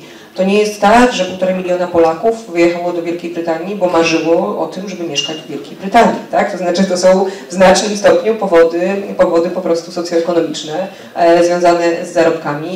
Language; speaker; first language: Polish; native; Polish